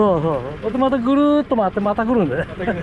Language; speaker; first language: Japanese; native; Japanese